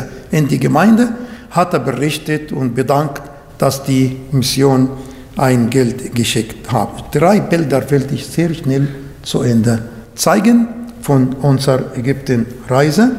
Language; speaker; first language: German; non-native, fluent; Arabic